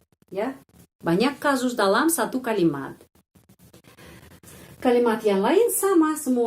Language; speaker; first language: Indonesian; non-native, fluent; Russian